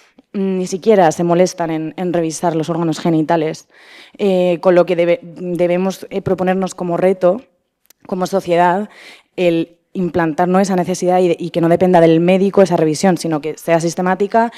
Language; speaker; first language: Spanish; native; Spanish